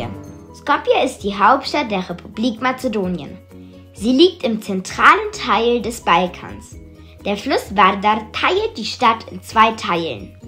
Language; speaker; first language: German; non-native, fluent; Macedonian